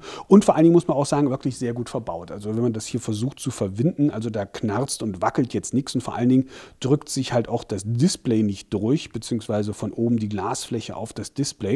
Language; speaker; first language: German; native; German